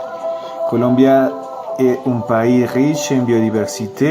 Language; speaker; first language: French; non-native, learner; Spanish